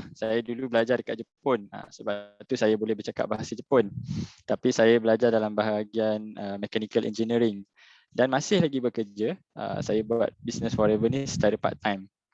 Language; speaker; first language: Malay; native; Malay